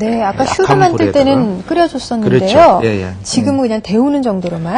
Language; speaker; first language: Korean; native; Korean